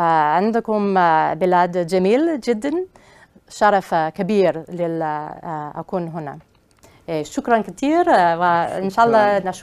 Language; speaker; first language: Arabic; non-native, learner; English